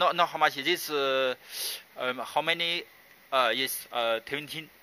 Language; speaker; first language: English; non-native, learner; Chinese